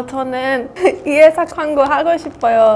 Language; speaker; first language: Korean; non-native, fluent; Persian